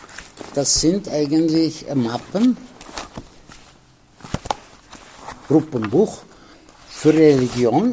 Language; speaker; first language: German; non-native, fluent; Aramaic